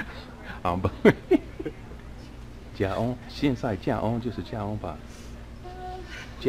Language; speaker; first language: Chinese; non-native, fluent; English